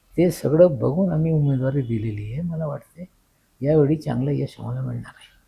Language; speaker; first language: Marathi; non-native, local second language; Urdu